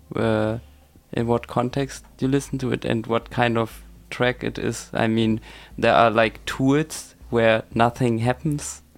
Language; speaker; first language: English; non-native, fluent; German